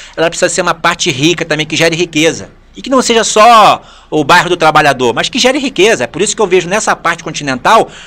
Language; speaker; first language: Portuguese; native; Portuguese